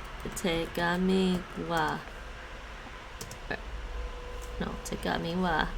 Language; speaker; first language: Japanese; non-native, learner; English